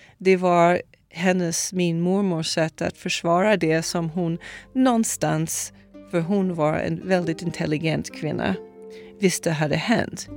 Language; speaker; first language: Swedish; non-native, fluent; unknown